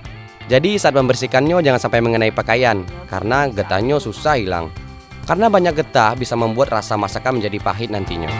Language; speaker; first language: Indonesian; native; Indonesian